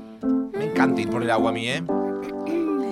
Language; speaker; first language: Spanish; native; Spanish